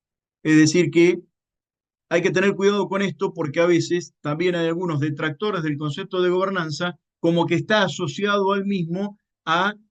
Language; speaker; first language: Spanish; native; Spanish